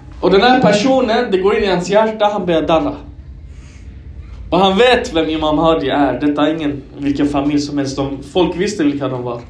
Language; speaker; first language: Swedish; early bilingual, other home language; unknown